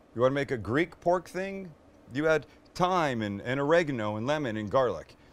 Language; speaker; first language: English; native; English